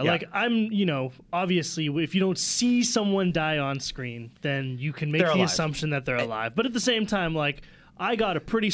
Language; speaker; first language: English; native; English